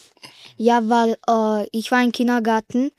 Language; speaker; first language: German; early bilingual, other home language; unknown